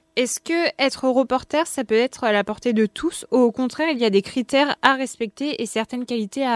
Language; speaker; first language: French; native; French